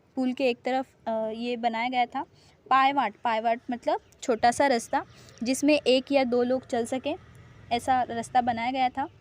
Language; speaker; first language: Hindi; non-native, local second language; Marathi